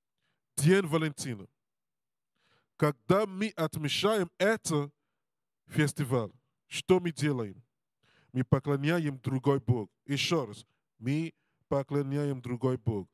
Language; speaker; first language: Russian; non-native, learner; Portuguese